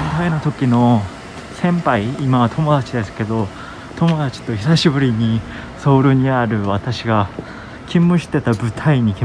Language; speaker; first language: Japanese; non-native, fluent; Korean